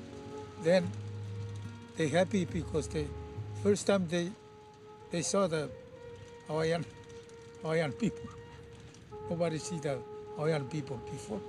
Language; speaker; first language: English; non-native, learner; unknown